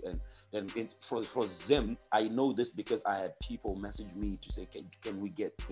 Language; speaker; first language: English; non-native, local second language; Shona